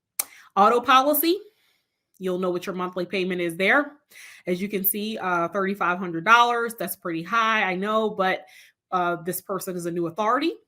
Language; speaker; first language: English; native; English